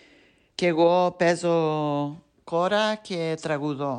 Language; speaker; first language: Greek; non-native, fluent; English